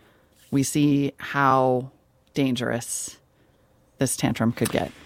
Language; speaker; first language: English; native; English